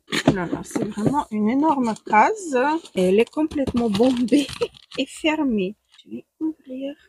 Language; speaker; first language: French; non-native, fluent; Ukrainian